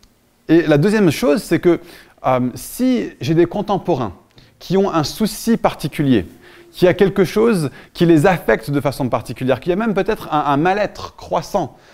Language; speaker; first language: French; native; French